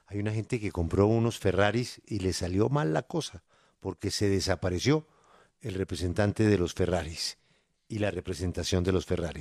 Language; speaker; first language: Spanish; native; Spanish